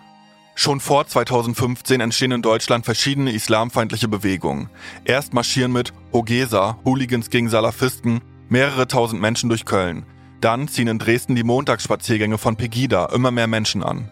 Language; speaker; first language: German; native; German